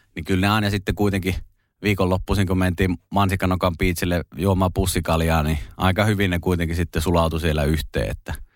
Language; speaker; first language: Finnish; native; Finnish